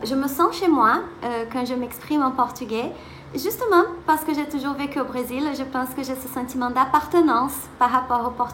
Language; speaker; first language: French; early bilingual, heritage; French